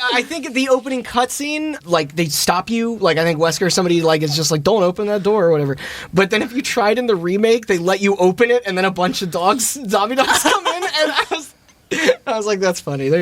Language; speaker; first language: English; native; English